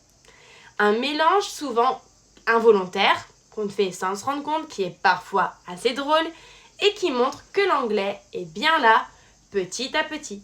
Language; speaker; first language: French; native; French